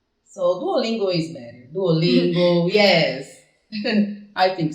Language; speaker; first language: English; non-native, fluent; Portuguese